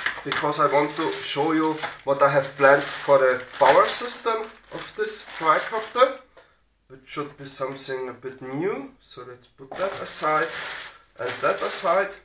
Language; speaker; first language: English; non-native, fluent; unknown